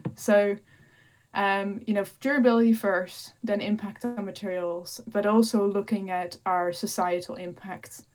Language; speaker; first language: English; non-native, fluent; Dutch